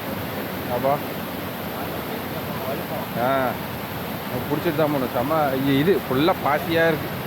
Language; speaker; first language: Tamil; native; Tamil